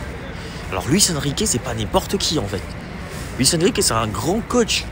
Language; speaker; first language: French; native; French